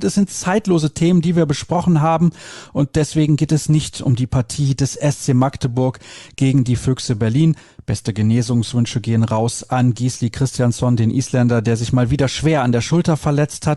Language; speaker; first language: German; native; German